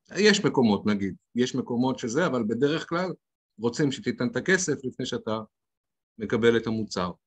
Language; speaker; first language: Hebrew; native; Hebrew